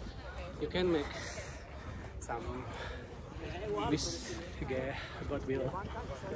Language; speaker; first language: English; non-native, learner; Indonesian